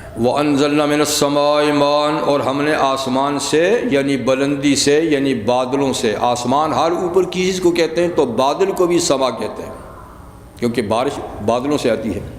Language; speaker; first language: Urdu; native; Urdu